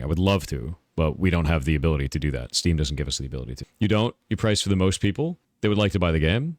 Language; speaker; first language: English; native; English